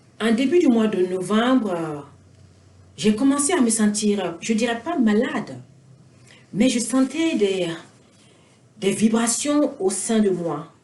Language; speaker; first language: French; non-native, local second language; Bambara